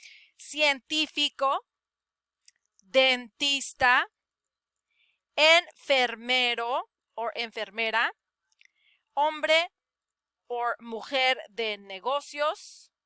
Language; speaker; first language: Spanish; non-native, fluent; English